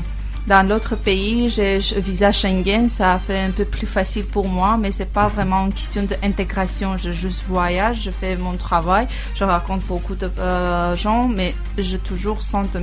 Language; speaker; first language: French; non-native, learner; Armenian